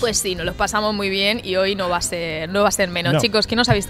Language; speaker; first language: Spanish; native; Spanish